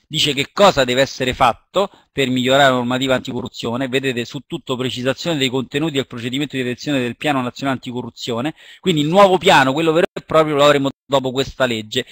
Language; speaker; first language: Italian; native; Italian